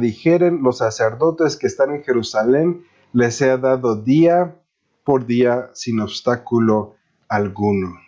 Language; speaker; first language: Spanish; native; Spanish